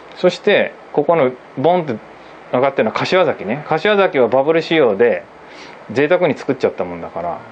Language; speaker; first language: Japanese; native; Japanese